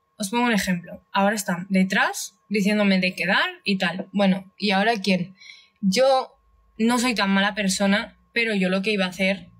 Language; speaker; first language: Spanish; early bilingual, other home language; Russian